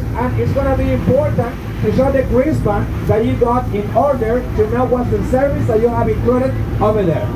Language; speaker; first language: English; non-native, fluent; Spanish